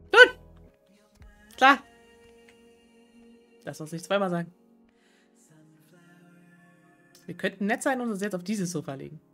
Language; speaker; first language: German; native; German